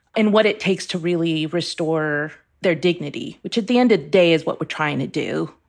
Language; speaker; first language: English; early bilingual, other home language; Persian